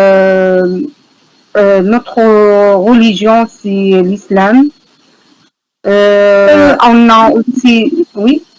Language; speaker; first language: French; non-native, learner; Arabic